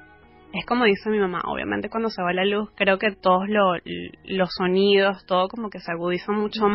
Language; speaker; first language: Spanish; native; Spanish